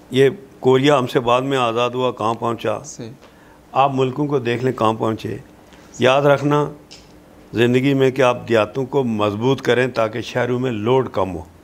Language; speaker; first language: Urdu; non-native, local second language; Pahari-Potwari